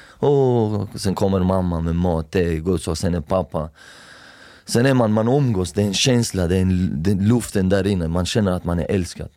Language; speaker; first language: Swedish; early bilingual, other home language; Persian